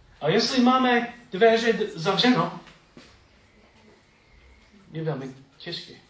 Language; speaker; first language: Czech; non-native, learner; English